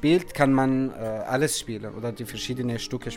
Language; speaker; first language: German; non-native, fluent; Arabic